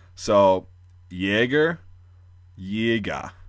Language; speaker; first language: English; native; English